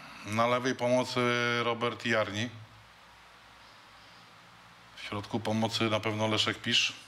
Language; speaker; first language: Polish; native; Polish